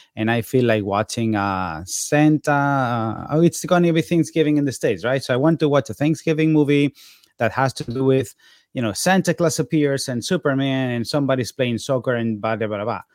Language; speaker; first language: English; non-native, fluent; Spanish